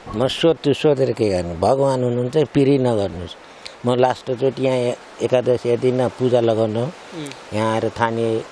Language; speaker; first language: Nepali; native; Nepali